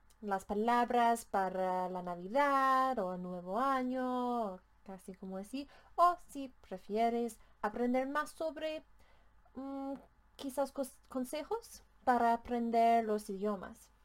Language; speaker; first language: Spanish; non-native, learner; English